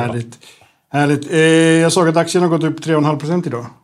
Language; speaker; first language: Swedish; native; Swedish